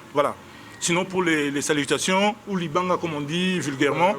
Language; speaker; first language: French; non-native, local second language; Lingala